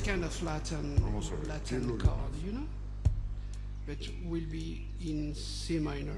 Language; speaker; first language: English; non-native, learner; French